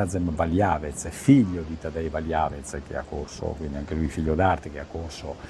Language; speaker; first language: Italian; native; Italian